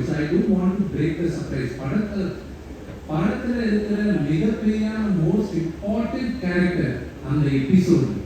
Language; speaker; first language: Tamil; non-native, local second language; Telugu